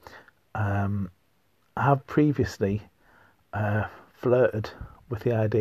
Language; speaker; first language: English; native; English